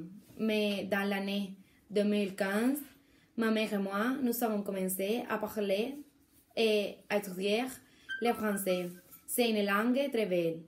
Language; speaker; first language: French; non-native, learner; Spanish